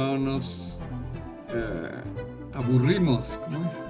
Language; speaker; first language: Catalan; non-native, fluent; Spanish